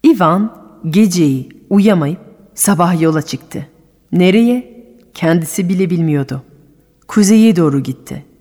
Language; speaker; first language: Turkish; non-native, fluent; French